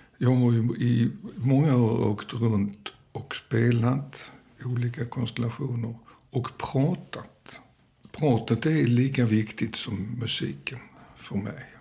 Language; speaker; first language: Swedish; early bilingual, other home language; Danish